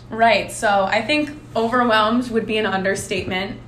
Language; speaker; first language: English; native; English